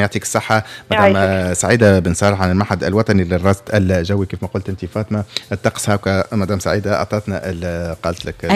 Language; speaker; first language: Arabic; native; Arabic